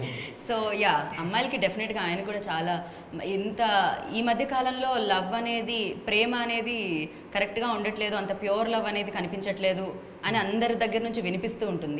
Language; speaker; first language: Telugu; native; Telugu